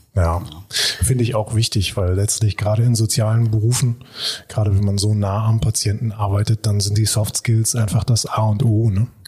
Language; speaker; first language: German; native; German